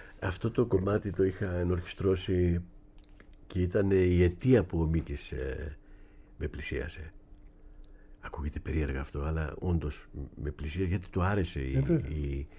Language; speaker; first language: Greek; early bilingual, heritage; Greek